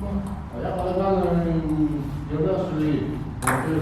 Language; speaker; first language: Hebrew; non-native, learner; Russian